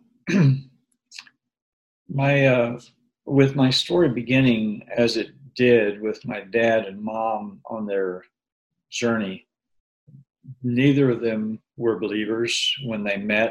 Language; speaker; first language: English; native; English